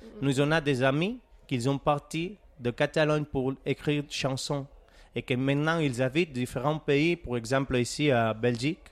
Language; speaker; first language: French; non-native, learner; Catalan